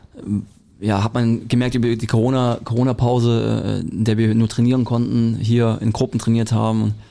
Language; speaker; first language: German; native; German